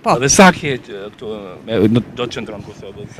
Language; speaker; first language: Albanian; native; Albanian